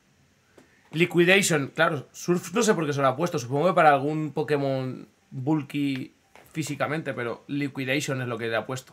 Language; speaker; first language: Spanish; native; Spanish